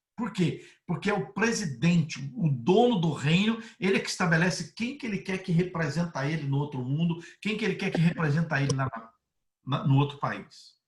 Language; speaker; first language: Portuguese; native; Portuguese